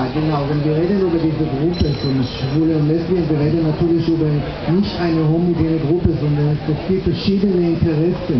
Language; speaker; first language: German; non-native, fluent; Hebrew